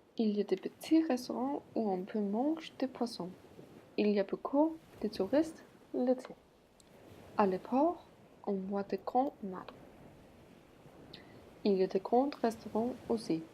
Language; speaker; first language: French; non-native, learner; Danish